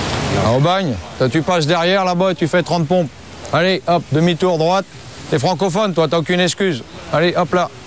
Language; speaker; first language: French; native; French